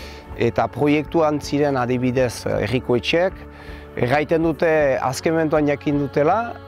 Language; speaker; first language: Basque; native; Basque